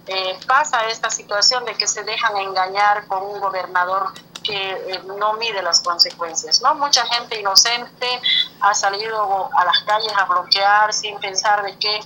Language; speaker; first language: Spanish; native; Spanish